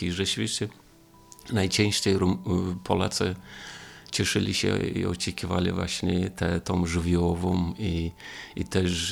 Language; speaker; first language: Polish; non-native, fluent; Romanian